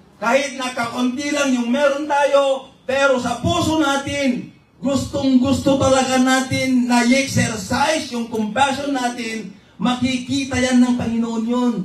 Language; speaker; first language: Filipino; non-native, local second language; Iloko